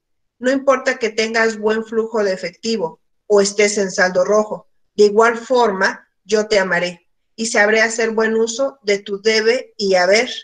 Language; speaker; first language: Spanish; native; Spanish